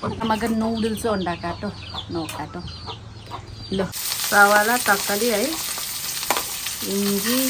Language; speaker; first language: Malayalam; non-native, learner; Nepali